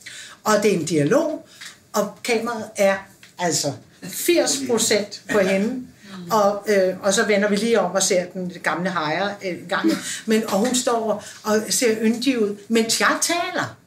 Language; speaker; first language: Danish; native; Danish